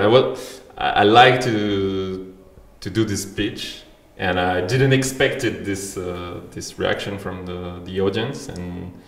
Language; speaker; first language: English; non-native, fluent; French